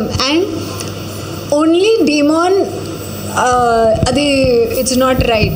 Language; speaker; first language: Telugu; non-native, learner; Hindi